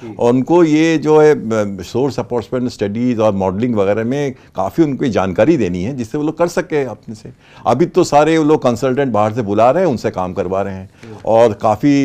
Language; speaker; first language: Hindi; native; Hindi